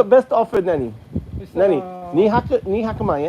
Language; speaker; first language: Japanese; non-native, learner; English